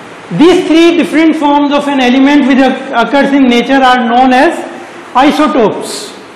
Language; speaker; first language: English; non-native, local second language; Urdu